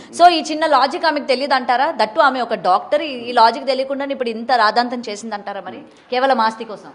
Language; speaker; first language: Telugu; native; Telugu